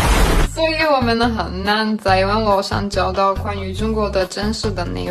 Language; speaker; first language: Chinese; non-native, fluent; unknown